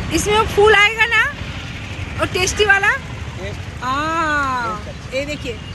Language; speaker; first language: Hindi; non-native, local second language; Bangla